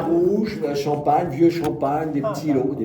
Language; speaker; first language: French; native; French